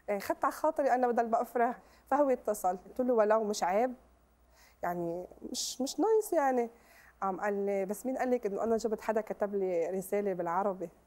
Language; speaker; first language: Arabic; native; Arabic